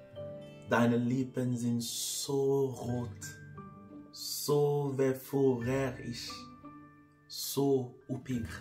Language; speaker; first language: German; non-native, learner; English